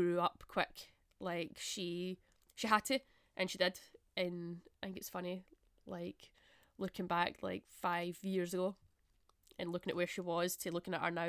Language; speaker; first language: English; native; English